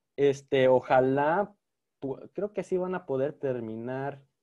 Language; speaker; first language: Spanish; early bilingual, heritage; Spanish